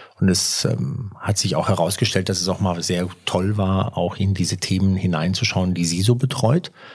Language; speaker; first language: German; early bilingual, other home language; Italian